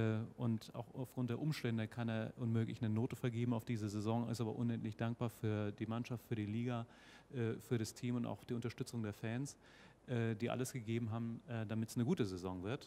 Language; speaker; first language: German; native; German